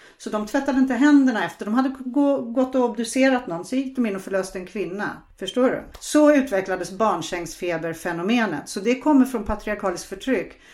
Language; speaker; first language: Swedish; non-native, fluent; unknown